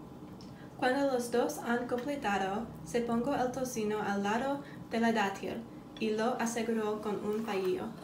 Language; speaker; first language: Spanish; non-native, learner; English